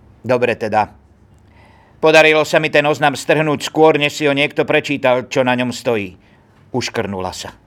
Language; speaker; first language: Slovak; native; Slovak